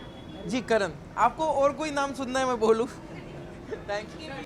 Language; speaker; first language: Hindi; native; Hindi